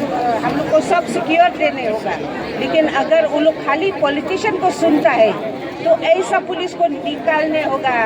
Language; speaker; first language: Hindi; non-native, local second language; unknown